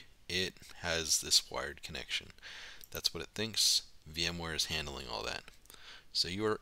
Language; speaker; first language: English; native; English